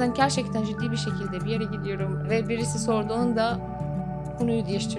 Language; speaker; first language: Turkish; non-native, fluent; Arabic